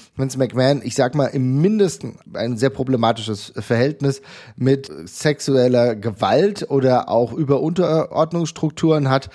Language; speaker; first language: German; native; German